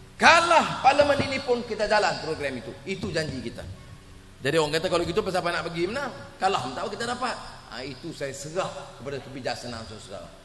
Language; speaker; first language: Malay; native; Malay